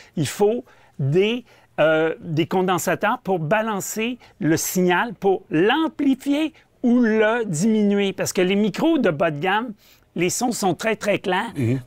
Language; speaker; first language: French; native; French